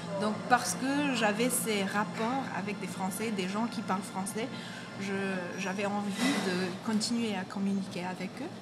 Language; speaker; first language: French; non-native, fluent; English